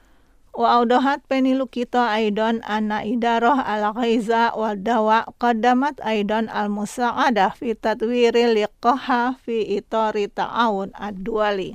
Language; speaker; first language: Arabic; non-native, fluent; Indonesian